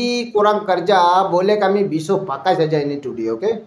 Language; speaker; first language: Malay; non-native, fluent; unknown